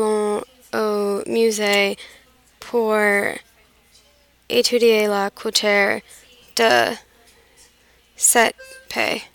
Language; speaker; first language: French; non-native, learner; English